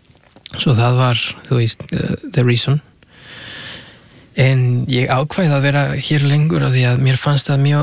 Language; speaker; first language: Icelandic; non-native, fluent; Spanish